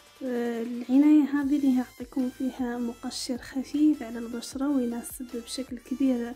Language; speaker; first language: Arabic; native; Arabic